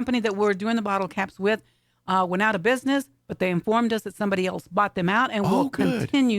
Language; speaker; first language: English; native; English